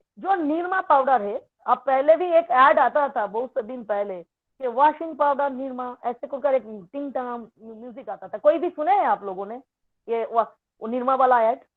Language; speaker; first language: Hindi; non-native, local second language; Bangla